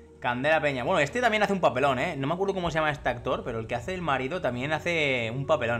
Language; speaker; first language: Spanish; native; Spanish